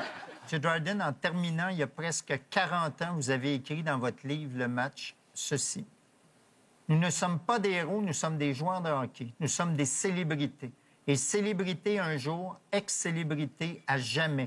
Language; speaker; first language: French; native; French